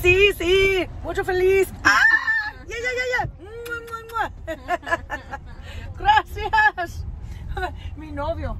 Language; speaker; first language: Spanish; non-native, learner; English